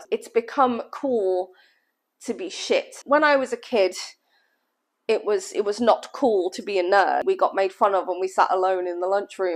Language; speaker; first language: English; native; English